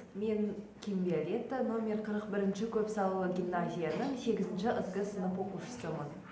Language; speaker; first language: Kazakh; non-native, local second language; Russian